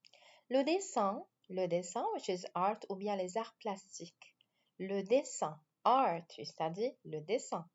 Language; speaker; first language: French; non-native, fluent; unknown